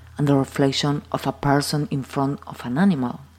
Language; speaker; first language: English; non-native, fluent; Spanish